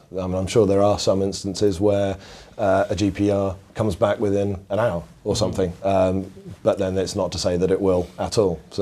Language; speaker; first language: English; native; English